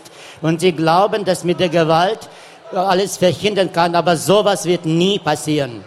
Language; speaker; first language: German; non-native, fluent; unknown